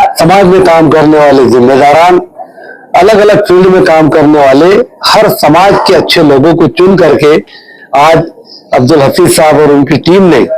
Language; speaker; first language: Urdu; native; Urdu